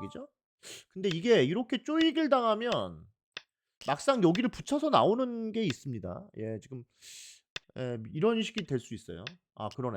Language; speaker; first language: Korean; native; Korean